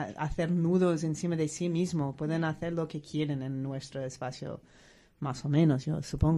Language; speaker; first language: Spanish; non-native, fluent; English